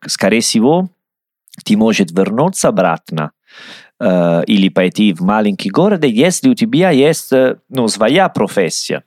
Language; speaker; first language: Russian; non-native, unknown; Italian